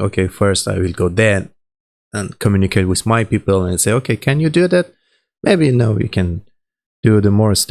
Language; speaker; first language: English; non-native, learner; Persian